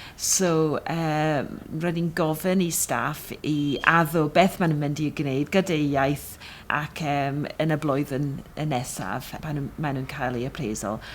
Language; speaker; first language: Welsh; non-native, fluent; English